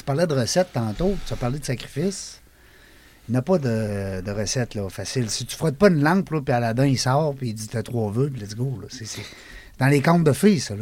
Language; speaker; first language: French; native; French